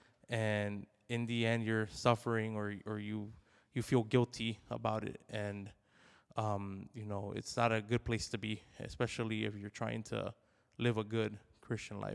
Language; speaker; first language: English; early bilingual, other home language; Spanish